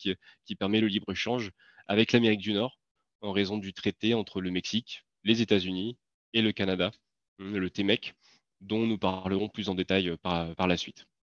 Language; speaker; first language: French; native; French